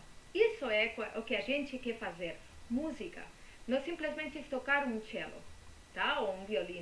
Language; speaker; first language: Portuguese; non-native, fluent; Spanish